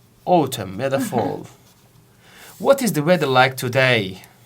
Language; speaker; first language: English; non-native, fluent; Turkish